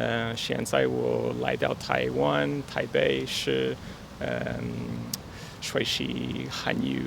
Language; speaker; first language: Chinese; non-native, learner; English